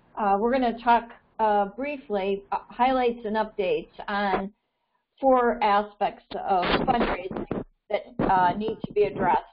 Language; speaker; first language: English; native; English